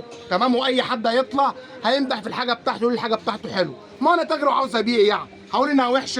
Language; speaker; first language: Arabic; native; Arabic